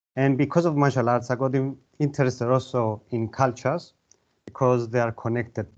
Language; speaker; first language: English; non-native, fluent; Greek